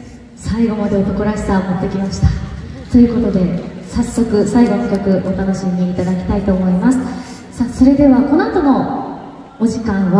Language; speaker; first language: Japanese; native; Japanese